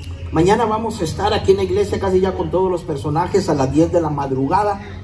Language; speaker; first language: Spanish; native; Spanish